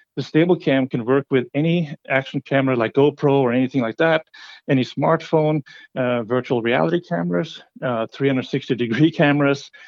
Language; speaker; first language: English; non-native, fluent; Norwegian